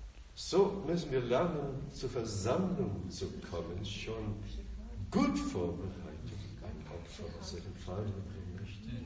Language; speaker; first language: German; non-native, fluent; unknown